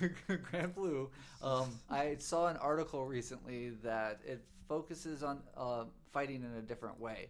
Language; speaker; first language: English; native; English